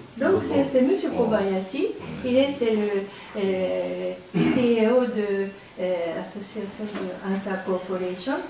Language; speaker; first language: French; non-native, learner; Japanese